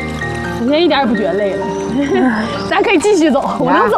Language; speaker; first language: Chinese; native; Chinese